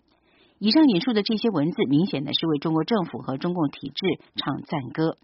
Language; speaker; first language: Chinese; native; Chinese